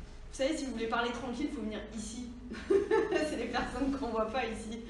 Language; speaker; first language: French; native; French